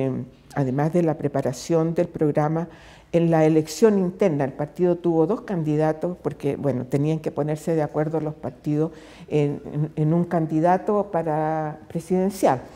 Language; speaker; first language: Spanish; native; Spanish